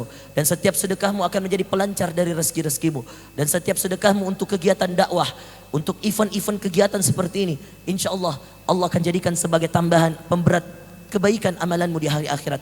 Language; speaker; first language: Indonesian; native; Indonesian